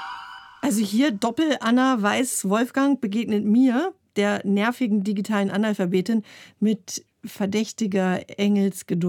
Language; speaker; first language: German; native; German